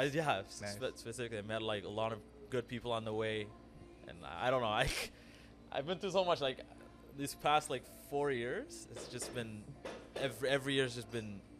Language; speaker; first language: English; early bilingual, other home language; Amharic